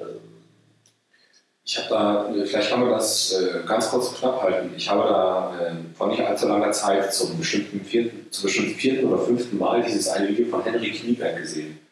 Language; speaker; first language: German; native; German